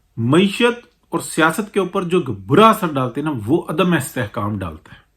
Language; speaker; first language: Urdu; native; Urdu